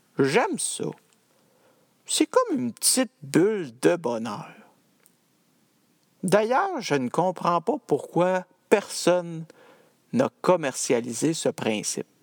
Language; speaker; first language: French; native; French